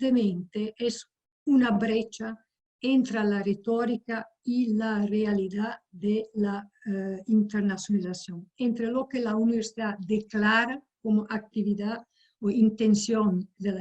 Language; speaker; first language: Spanish; non-native, fluent; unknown